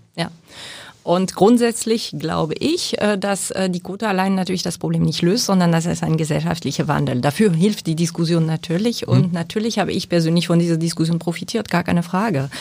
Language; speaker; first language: German; non-native, fluent; French